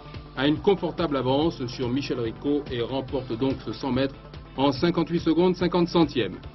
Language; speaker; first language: French; native; French